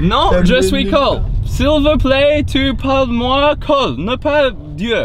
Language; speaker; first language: French; non-native, learner; English